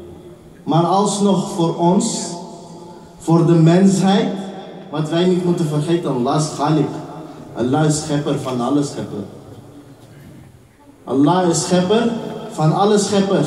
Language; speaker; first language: Dutch; early bilingual, heritage; Urdu